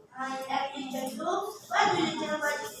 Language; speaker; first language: English; non-native, learner; Indonesian